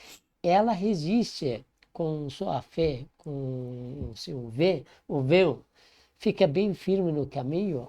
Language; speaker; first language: Portuguese; non-native, learner; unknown